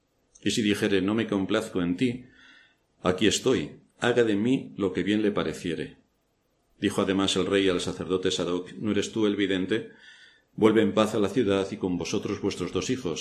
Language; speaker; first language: Spanish; native; Spanish